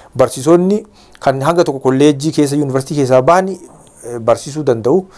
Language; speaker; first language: Oromo; native; Oromo